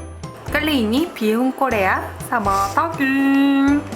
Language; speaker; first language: Indonesian; non-native, fluent; Korean